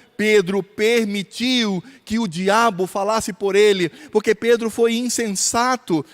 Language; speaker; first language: Portuguese; native; Portuguese